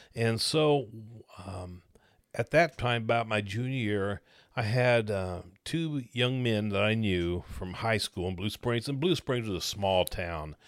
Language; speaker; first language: English; native; English